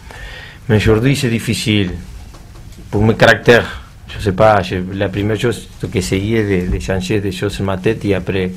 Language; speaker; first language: French; non-native, learner; Spanish